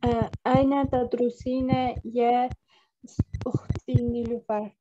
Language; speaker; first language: Arabic; non-native, learner; Uzbek